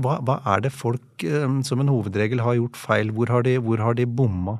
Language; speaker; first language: Norwegian; native; Norwegian